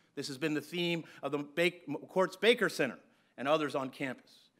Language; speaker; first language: English; native; English